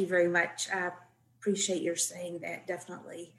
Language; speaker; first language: English; native; English